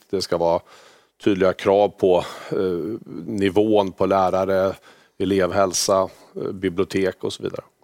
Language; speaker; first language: Swedish; native; Swedish